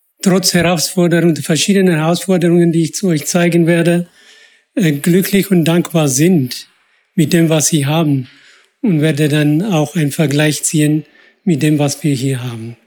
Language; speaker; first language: German; non-native, fluent; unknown